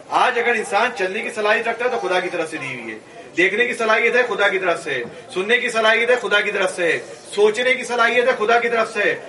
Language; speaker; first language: Urdu; native; Urdu